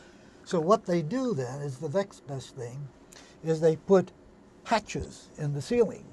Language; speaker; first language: English; native; English